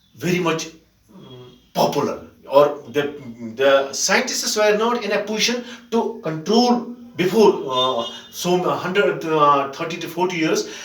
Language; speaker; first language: English; non-native, local second language; Kashmiri